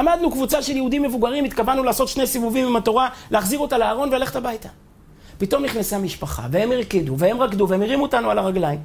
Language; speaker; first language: Hebrew; native; Hebrew